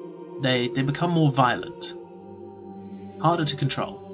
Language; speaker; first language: English; native; English